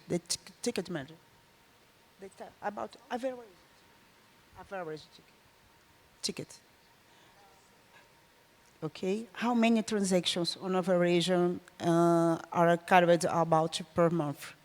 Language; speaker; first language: English; non-native, learner; Portuguese